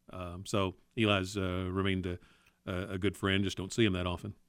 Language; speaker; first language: English; native; English